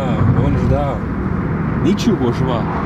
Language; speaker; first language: Chinese; non-native, learner; Polish